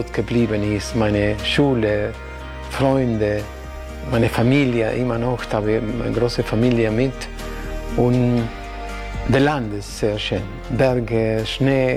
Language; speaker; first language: German; non-native, learner; Spanish